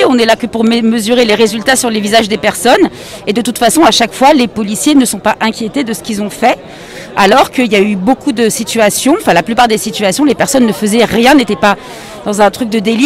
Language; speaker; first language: French; native; French